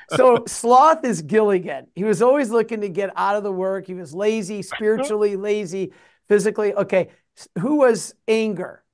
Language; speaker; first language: English; native; English